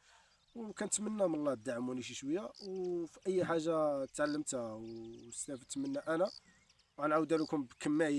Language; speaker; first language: Arabic; native; Arabic